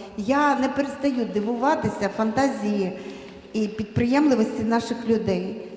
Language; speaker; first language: Ukrainian; native; Ukrainian